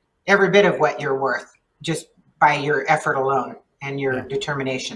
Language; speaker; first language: English; early bilingual, other home language; Spanish